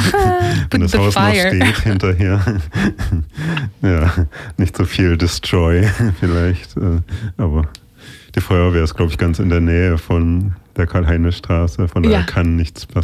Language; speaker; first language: German; native; German